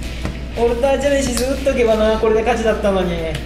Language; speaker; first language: Japanese; native; Japanese